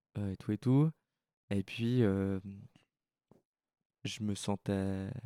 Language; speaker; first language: French; native; French